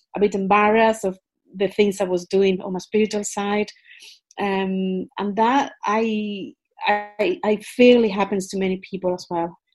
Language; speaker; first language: English; non-native, fluent; Spanish